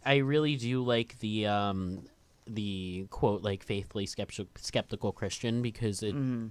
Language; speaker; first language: English; native; English